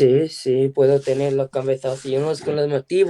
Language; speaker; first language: Spanish; non-native, learner; English